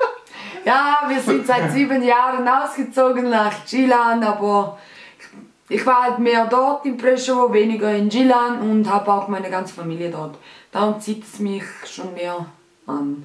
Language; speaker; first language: German; early bilingual, other home language; Albanian